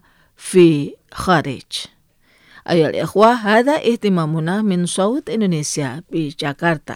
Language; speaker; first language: Arabic; non-native, fluent; Indonesian